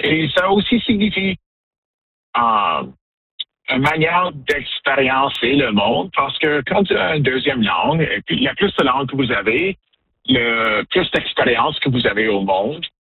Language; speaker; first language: French; non-native, local second language; English